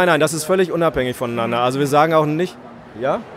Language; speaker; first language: German; native; German